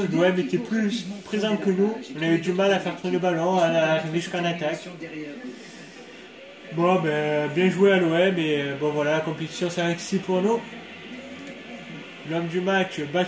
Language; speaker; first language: French; native; French